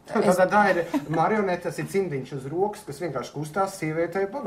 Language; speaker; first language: Latvian; native; Latvian